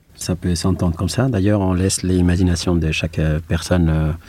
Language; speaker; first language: French; non-native, fluent; Spanish